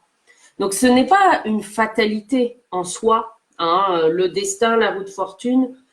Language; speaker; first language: French; native; French